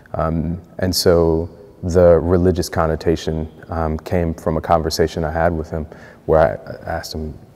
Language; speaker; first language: English; native; English